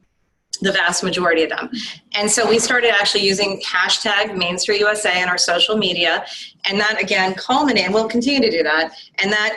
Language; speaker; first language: English; native; English